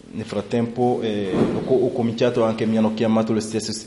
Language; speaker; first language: Italian; non-native, fluent; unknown